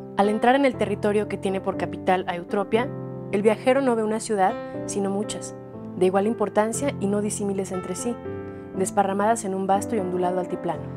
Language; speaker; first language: Spanish; native; Spanish